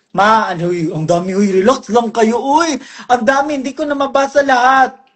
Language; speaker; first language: Filipino; non-native, local second language; Cebuano